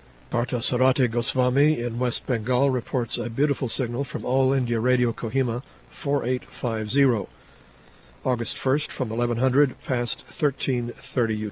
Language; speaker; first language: English; native; English